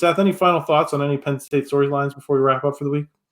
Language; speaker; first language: English; native; English